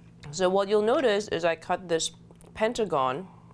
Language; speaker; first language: English; early bilingual, other home language; Chinese